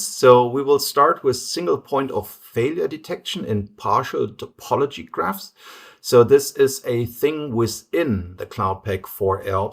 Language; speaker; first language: English; non-native, fluent; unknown